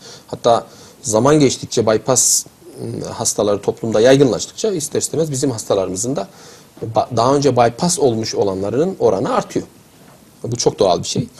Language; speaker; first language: Turkish; native; Turkish